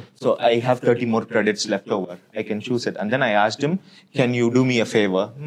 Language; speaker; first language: English; non-native, local second language; Tamil